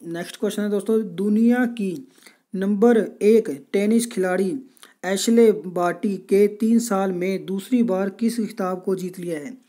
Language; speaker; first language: Hindi; non-native, local second language; Punjabi